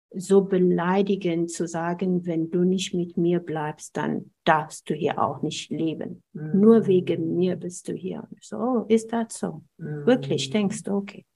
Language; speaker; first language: German; non-native, fluent; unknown